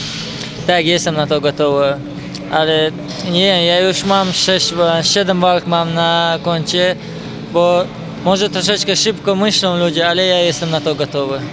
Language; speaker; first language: Polish; non-native, fluent; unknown